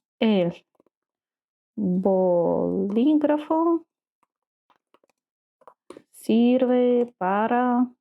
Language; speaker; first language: Spanish; non-native, learner; Ukrainian